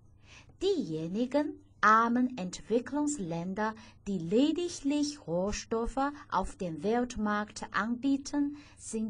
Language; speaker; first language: German; non-native, fluent; Chinese